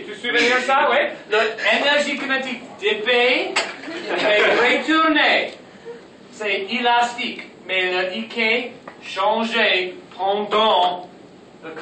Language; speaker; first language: French; non-native, local second language; English